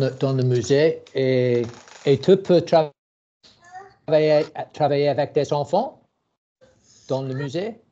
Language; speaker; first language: French; non-native, learner; English